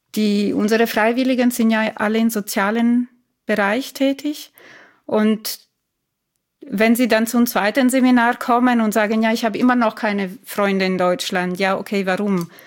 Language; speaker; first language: German; non-native, fluent; Italian